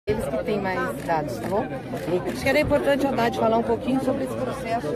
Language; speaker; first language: Portuguese; native; Portuguese